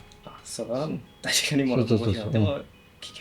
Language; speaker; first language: Japanese; non-native, learner; Chinese